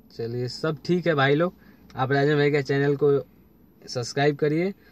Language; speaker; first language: Hindi; native; Hindi